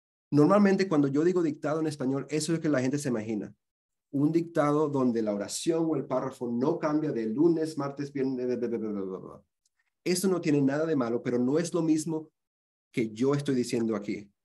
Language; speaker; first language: Spanish; early bilingual, heritage; Spanish